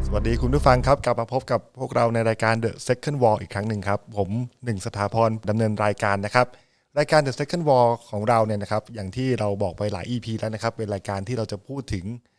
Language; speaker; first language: Thai; native; Thai